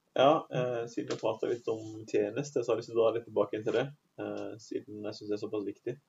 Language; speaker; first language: Norwegian; native; Norwegian